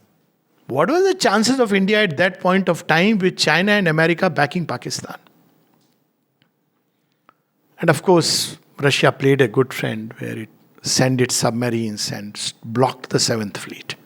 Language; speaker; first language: English; non-native, local second language; Hindi